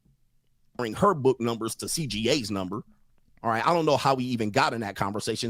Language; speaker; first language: English; native; English